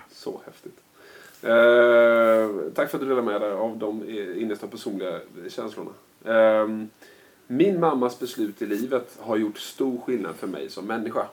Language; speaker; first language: Swedish; native; Swedish